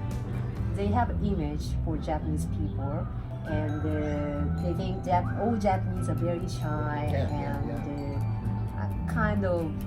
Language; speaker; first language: English; non-native, learner; Japanese